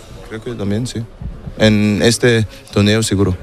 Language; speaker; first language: Spanish; non-native, learner; German